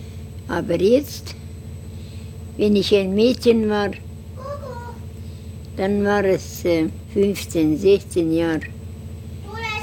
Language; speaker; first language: German; non-native, learner; Estonian